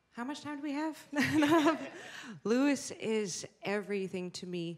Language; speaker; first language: English; native; English